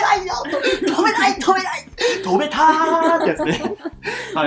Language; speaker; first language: Japanese; native; Japanese